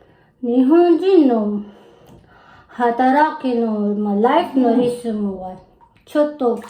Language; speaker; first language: Japanese; non-native, learner; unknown